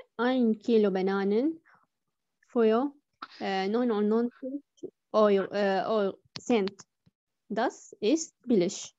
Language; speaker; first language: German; non-native, learner; Arabic